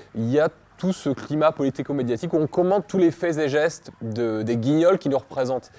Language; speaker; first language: French; native; French